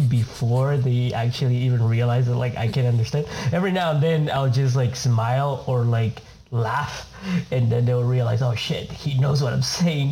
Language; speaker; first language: English; non-native, fluent; Spanish